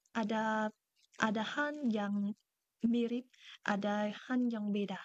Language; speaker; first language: Indonesian; non-native, learner; Vietnamese